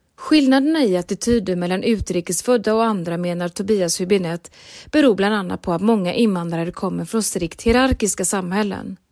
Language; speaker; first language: Swedish; native; Swedish